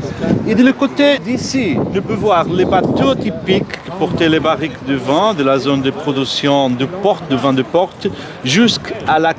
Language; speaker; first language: French; non-native, learner; Portuguese